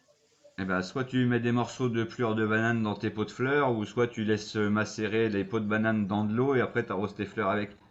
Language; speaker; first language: French; native; French